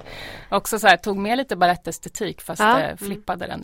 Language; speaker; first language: Swedish; native; Swedish